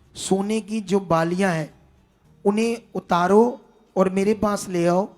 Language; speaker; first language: Hindi; non-native, local second language; Punjabi